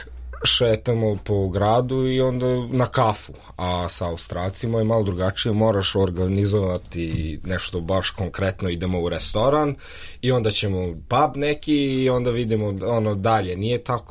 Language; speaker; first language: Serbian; early bilingual, heritage; Serbian